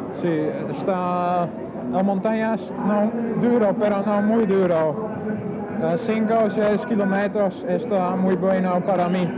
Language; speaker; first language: Spanish; non-native, learner; Dutch